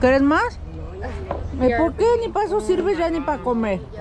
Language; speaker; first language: Spanish; early bilingual, heritage; Spanish